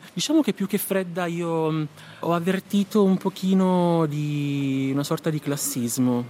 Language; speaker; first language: Italian; native; Italian